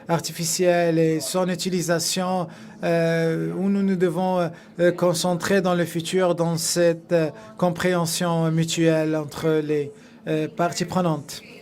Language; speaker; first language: French; non-native, fluent; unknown